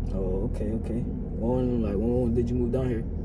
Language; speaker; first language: English; native; English